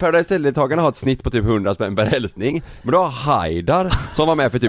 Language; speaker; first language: Swedish; native; Swedish